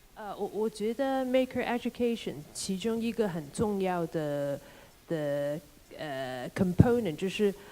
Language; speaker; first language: Chinese; non-native, local second language; Cantonese